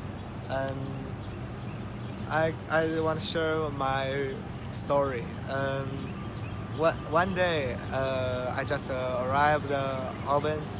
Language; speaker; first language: English; non-native, learner; Chinese